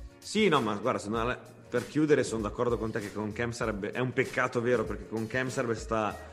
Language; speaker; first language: Italian; native; Italian